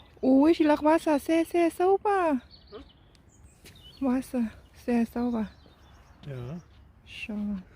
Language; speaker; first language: German; non-native, learner; Thai